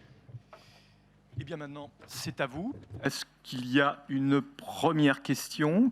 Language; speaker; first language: French; native; French